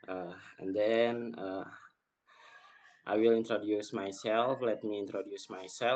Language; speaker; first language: English; non-native, fluent; Indonesian